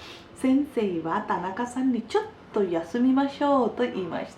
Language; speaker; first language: Japanese; non-native, fluent; Hindi